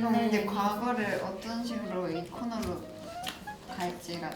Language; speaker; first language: Korean; native; Korean